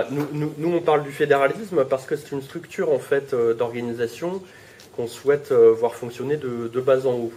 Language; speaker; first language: French; native; French